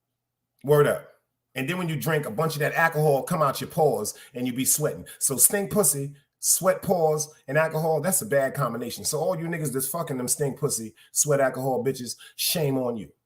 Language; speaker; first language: English; native; English